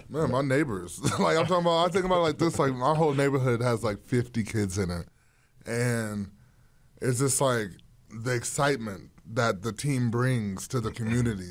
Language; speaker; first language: English; native; English